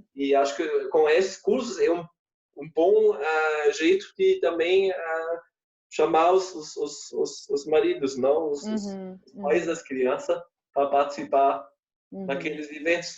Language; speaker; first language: Portuguese; non-native, fluent; German